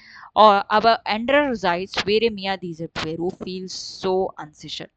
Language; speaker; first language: German; non-native, fluent; Urdu